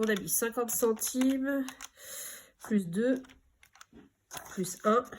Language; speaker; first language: French; native; French